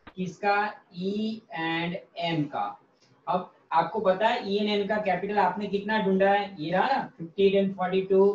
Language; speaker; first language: Hindi; non-native, local second language; Gujarati